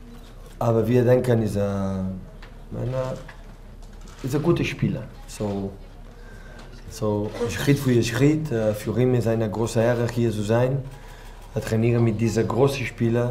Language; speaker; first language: German; non-native, learner; Spanish